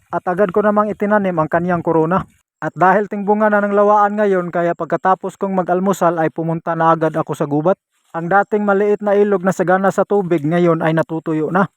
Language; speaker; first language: Filipino; non-native, local second language; Cebuano